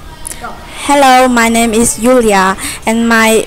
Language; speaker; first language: English; non-native, learner; Vietnamese